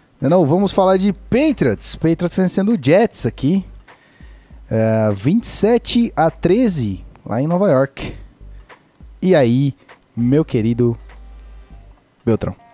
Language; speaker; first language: Portuguese; native; Portuguese